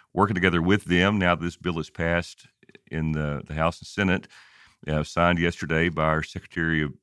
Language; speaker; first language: English; native; English